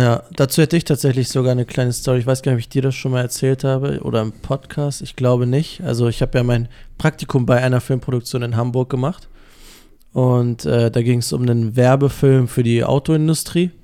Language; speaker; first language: German; native; German